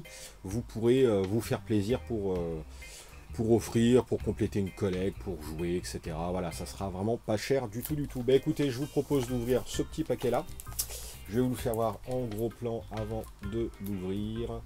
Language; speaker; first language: French; native; French